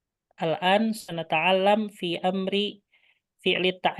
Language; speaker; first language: Arabic; non-native, fluent; Indonesian